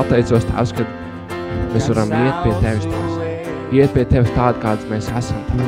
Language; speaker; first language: Latvian; native; Latvian